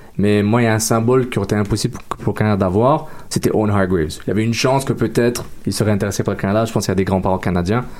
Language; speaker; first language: French; native; French